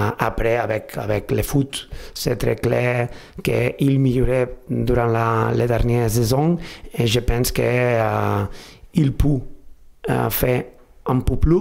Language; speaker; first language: French; non-native, fluent; Spanish